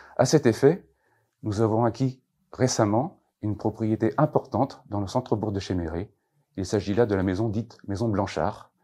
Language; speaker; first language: French; native; French